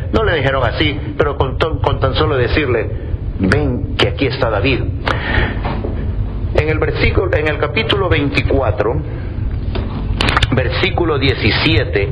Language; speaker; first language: Spanish; native; Spanish